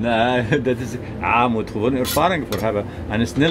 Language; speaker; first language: Dutch; non-native, learner; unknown